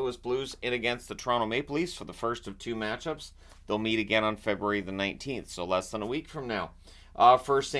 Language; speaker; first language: English; native; English